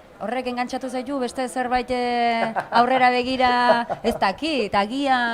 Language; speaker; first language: Basque; native; Basque